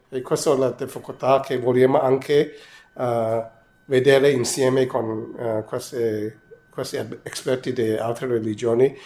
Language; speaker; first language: Italian; non-native, fluent; Cantonese